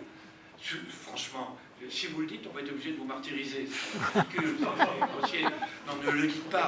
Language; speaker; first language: French; native; French